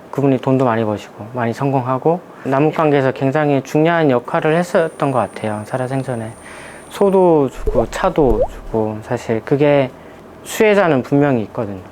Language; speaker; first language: Korean; native; Korean